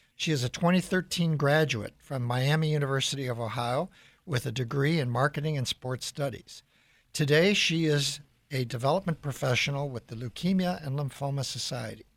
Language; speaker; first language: English; native; English